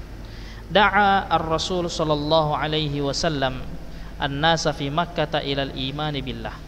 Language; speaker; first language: Arabic; non-native, fluent; Indonesian